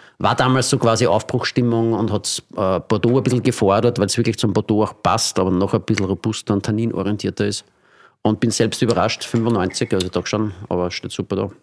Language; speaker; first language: German; native; German